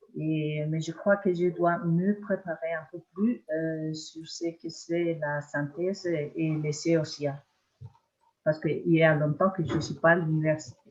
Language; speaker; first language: French; non-native, fluent; Spanish